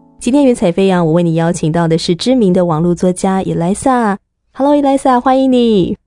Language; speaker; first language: Chinese; native; Chinese